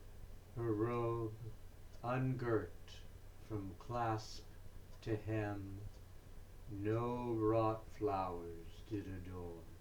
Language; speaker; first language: English; native; English